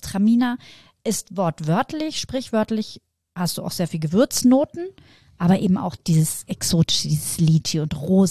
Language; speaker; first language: German; native; German